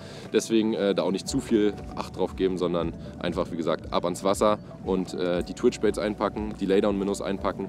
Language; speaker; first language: German; native; German